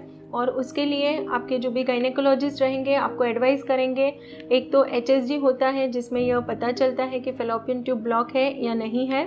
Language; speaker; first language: Hindi; non-native, local second language; Gujarati